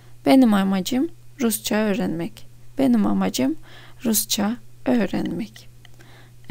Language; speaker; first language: Turkish; non-native, fluent; Russian